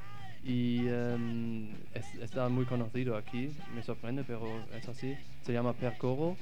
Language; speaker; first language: Spanish; non-native, fluent; German